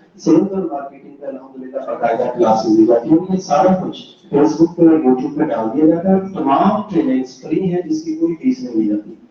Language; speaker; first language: Urdu; non-native, local second language; Punjabi